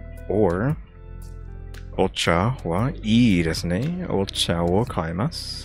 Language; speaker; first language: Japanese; non-native, learner; English